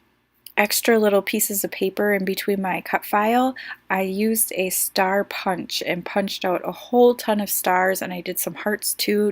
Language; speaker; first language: English; native; English